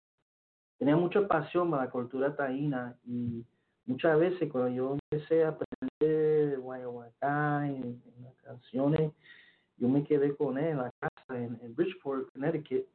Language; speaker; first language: Spanish; early bilingual, heritage; Spanish